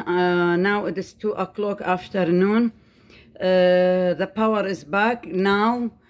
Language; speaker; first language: English; non-native, learner; Arabic